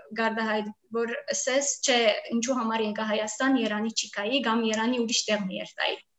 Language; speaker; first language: Armenian; early bilingual, heritage; Armenian